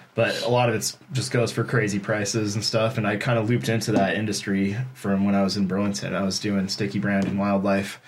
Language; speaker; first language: English; native; English